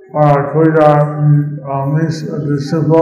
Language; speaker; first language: Spanish; non-native, learner; English